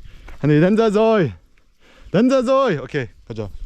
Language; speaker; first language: Korean; non-native, learner; English